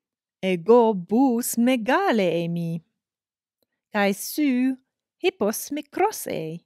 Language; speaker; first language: Greek; non-native, fluent; English